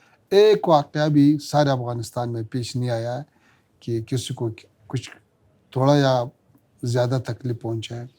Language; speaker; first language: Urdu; non-native, learner; Pashto